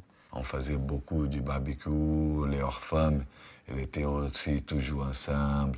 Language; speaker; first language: French; non-native, fluent; Portuguese